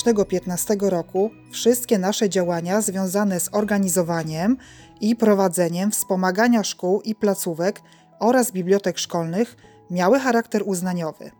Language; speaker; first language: Polish; native; Polish